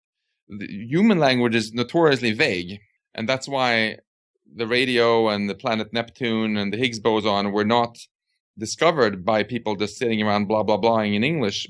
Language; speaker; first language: English; non-native, fluent; Swedish